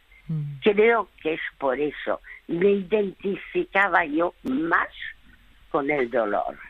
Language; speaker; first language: Spanish; early bilingual, other home language; French